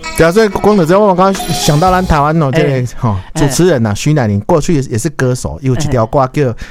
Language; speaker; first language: Chinese; native; Chinese